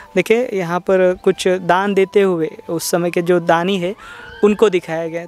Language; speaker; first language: Hindi; non-native, local second language; Marathi